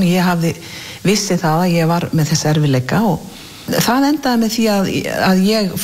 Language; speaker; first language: Icelandic; native; Icelandic